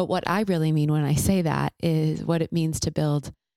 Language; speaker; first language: English; native; English